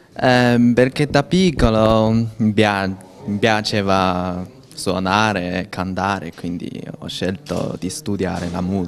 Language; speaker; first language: Italian; non-native, fluent; Chinese